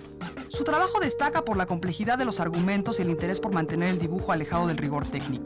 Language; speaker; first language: Spanish; native; Spanish